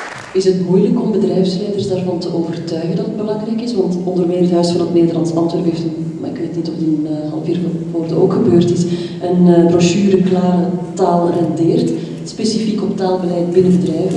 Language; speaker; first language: Dutch; native; Dutch